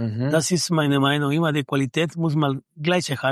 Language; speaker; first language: German; non-native, learner; Spanish